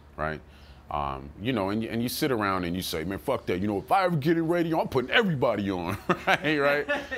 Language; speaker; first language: English; native; English